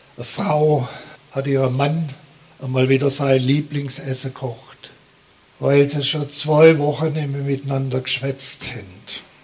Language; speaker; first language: German; native; German